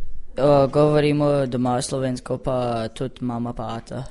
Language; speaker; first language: Slovenian; early bilingual, heritage; Slovenian